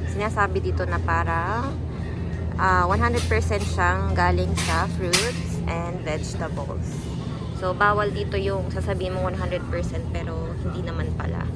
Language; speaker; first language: Filipino; native; Filipino